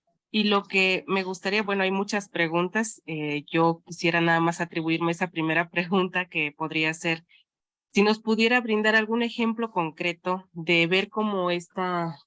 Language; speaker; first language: Spanish; native; Spanish